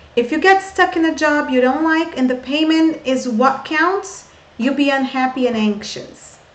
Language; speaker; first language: English; non-native, fluent; Portuguese